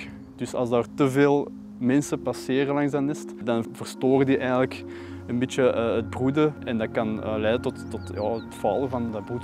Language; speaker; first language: Dutch; native; Dutch